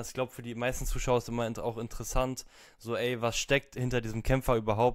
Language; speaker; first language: German; native; German